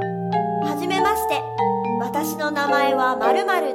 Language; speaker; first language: Japanese; native; Japanese